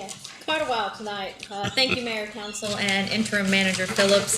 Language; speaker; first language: English; native; English